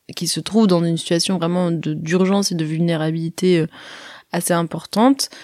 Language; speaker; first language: French; early bilingual, other home language; Arabic